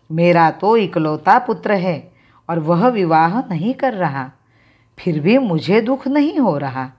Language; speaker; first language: Hindi; non-native, local second language; Marathi